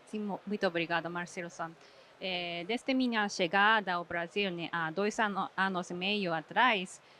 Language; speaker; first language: Portuguese; non-native, fluent; Japanese